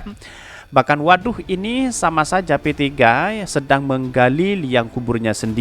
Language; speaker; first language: Indonesian; native; Indonesian